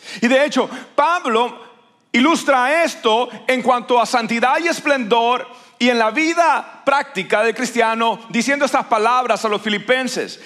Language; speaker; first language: Spanish; native; Spanish